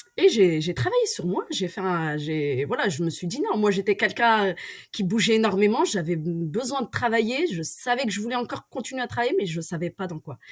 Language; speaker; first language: French; early bilingual, other home language; Arabic